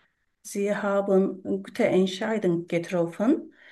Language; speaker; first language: German; non-native, learner; Turkish